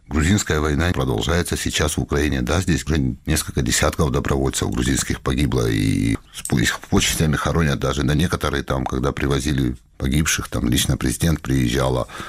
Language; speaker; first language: Russian; non-native, local second language; Georgian